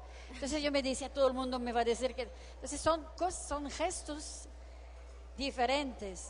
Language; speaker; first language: Spanish; non-native, fluent; French